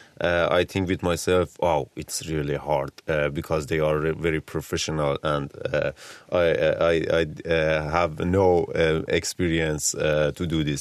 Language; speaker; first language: English; non-native, learner; Persian